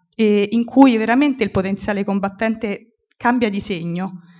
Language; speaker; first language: Italian; native; Italian